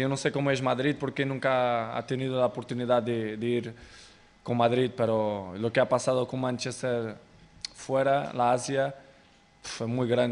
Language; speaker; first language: Spanish; non-native, fluent; Portuguese